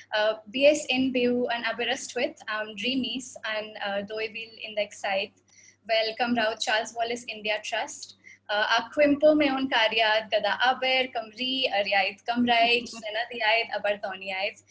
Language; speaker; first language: Welsh; non-native, fluent; Hindi